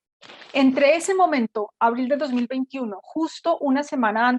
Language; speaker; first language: Spanish; native; Spanish